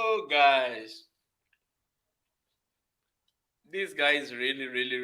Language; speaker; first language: English; non-native, fluent; Portuguese